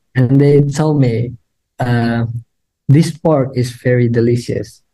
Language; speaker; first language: English; non-native, learner; Indonesian